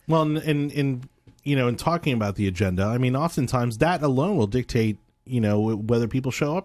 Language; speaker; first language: English; native; English